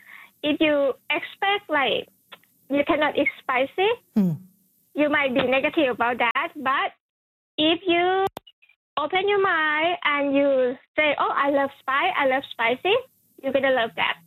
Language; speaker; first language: English; non-native, fluent; Thai